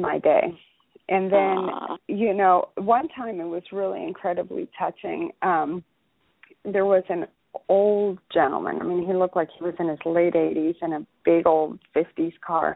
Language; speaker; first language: English; early bilingual, other home language; Spanish